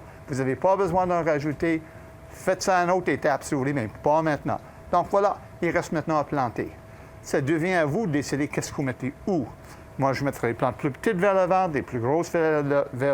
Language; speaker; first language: French; native; French